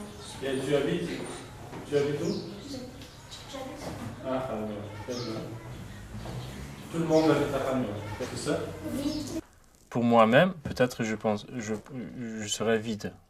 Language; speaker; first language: French; non-native, fluent; Uzbek